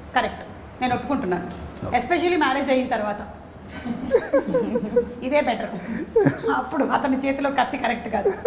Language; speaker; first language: Telugu; native; Telugu